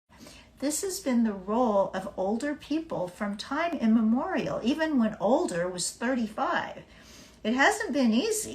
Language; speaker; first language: English; native; English